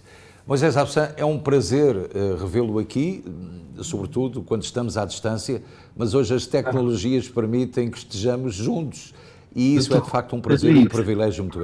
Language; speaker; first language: Portuguese; native; Portuguese